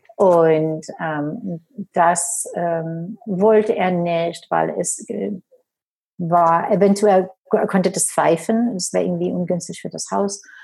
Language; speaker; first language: German; non-native, fluent; English